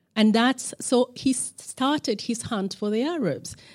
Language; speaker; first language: English; non-native, local second language; Acoli